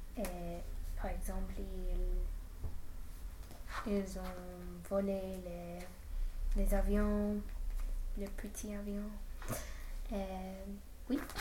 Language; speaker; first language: French; non-native, learner; English